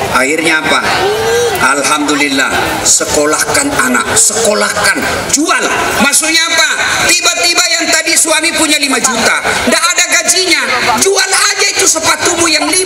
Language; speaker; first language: Indonesian; native; Indonesian